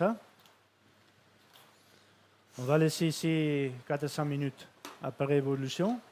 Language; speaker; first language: French; non-native, fluent; Catalan